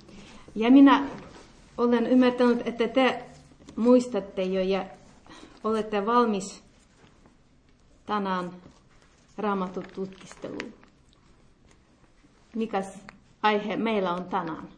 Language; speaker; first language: Finnish; non-native, learner; Russian